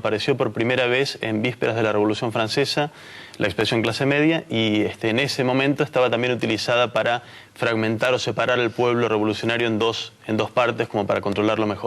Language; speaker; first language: Spanish; native; Spanish